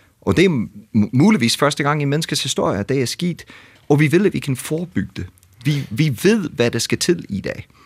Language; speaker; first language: Danish; non-native, fluent; English